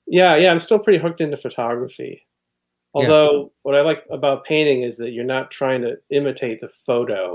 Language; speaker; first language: English; native; English